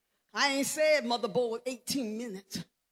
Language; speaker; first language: English; native; English